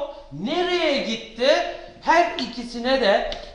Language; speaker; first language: Turkish; native; Turkish